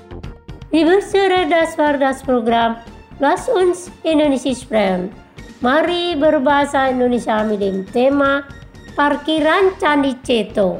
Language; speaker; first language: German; non-native, fluent; Indonesian